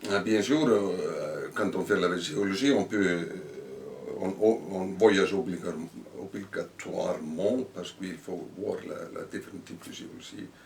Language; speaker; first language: French; non-native, fluent; Icelandic